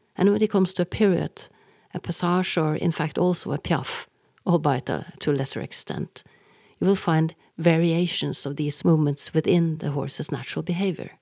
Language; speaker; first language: English; non-native, fluent; Norwegian